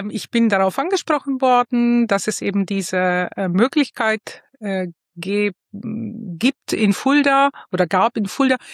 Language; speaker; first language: German; non-native, fluent; Italian